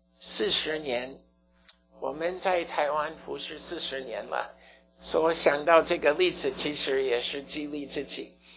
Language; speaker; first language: Chinese; non-native, fluent; English